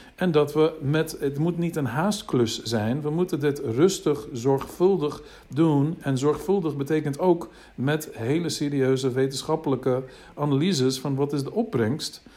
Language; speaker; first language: Dutch; non-native, fluent; English